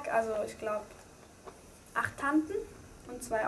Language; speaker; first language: German; early bilingual, other home language; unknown